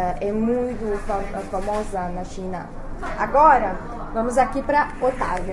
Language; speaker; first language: Portuguese; non-native, learner; Chinese